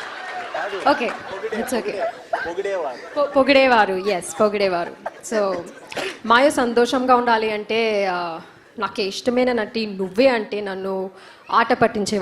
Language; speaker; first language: Telugu; non-native, learner; Malayalam